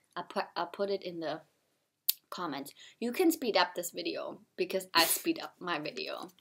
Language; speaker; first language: English; non-native, fluent; German